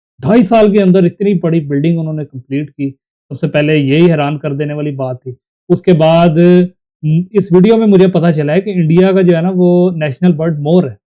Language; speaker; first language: Urdu; non-native, local second language; Punjabi